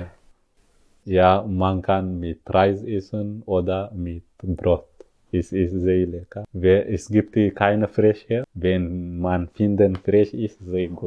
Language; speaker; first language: German; non-native, learner; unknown